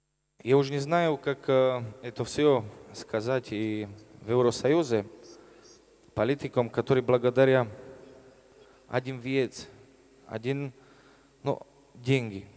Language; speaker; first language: Russian; non-native, learner; Slovak